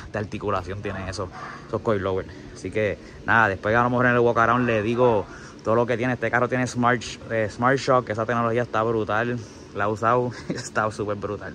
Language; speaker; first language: Spanish; native; Spanish